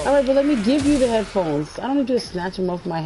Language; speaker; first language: English; native; English